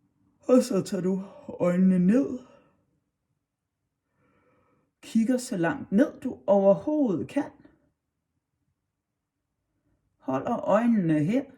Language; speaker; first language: Danish; native; Danish